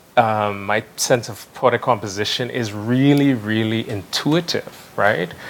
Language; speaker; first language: English; native; English